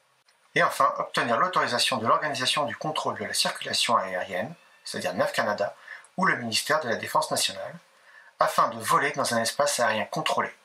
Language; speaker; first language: French; native; French